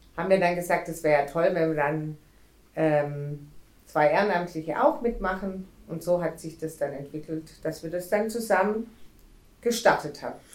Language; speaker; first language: German; native; German